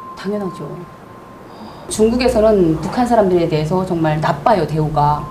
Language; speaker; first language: Korean; native; Korean